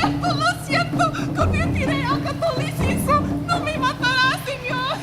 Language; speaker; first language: Spanish; non-native, learner; English